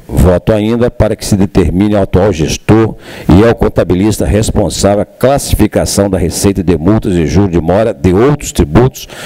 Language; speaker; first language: Portuguese; native; Portuguese